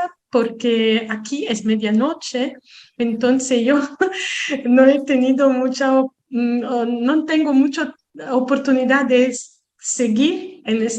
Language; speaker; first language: Spanish; non-native, fluent; Italian